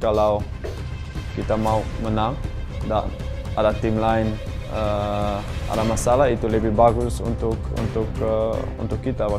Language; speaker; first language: Indonesian; non-native, learner; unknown